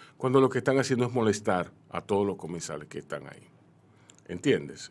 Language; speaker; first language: Spanish; native; Spanish